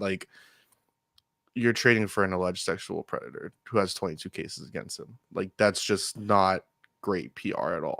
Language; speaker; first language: English; native; English